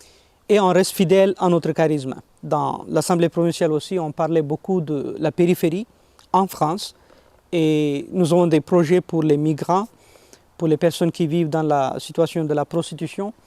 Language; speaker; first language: French; non-native, fluent; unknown